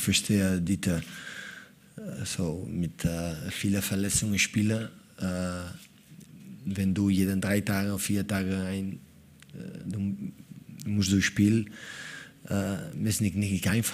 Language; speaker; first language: German; non-native, fluent; Catalan